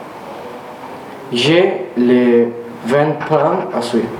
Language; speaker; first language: French; non-native, learner; Spanish